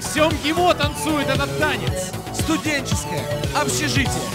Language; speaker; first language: Russian; native; Russian